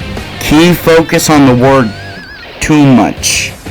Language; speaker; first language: English; native; English